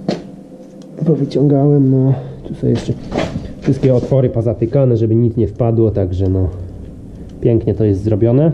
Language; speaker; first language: Polish; native; Polish